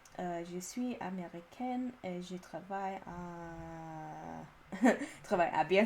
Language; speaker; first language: French; non-native, learner; English